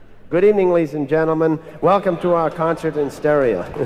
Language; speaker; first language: English; native; English